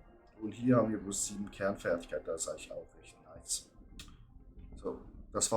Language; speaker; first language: German; native; German